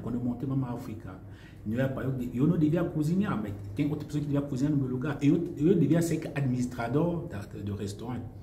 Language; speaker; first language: Portuguese; non-native, fluent; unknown